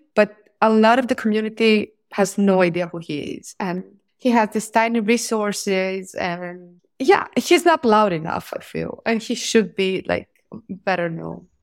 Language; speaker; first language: English; non-native, fluent; Greek